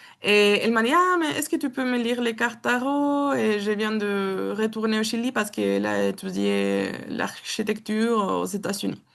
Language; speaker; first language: French; non-native, learner; Spanish